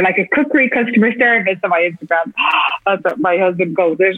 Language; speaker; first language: English; native; English